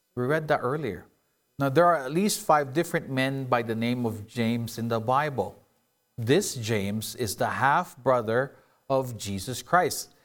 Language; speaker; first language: English; non-native, local second language; Filipino